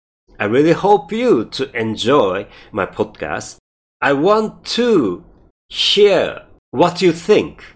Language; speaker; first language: English; non-native, learner; Japanese